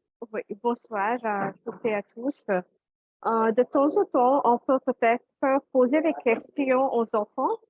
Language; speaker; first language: French; non-native, fluent; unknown